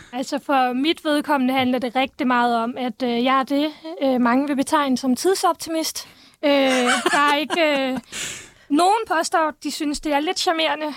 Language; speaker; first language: Danish; early bilingual, other home language; Turkish